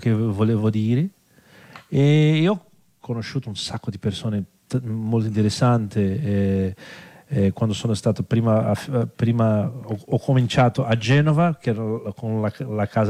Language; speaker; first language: Italian; non-native, fluent; Portuguese